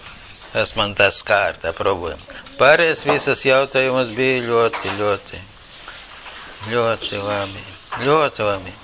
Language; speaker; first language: Latvian; non-native, local second language; Russian